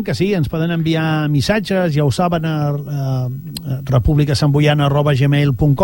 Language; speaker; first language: Catalan; native; Catalan